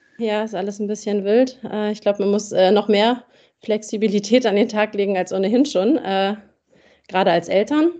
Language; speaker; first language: German; native; German